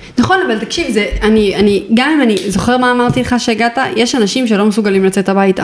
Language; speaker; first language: Hebrew; native; Hebrew